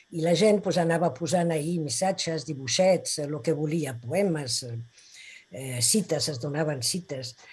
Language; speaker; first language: Catalan; non-native, local second language; Spanish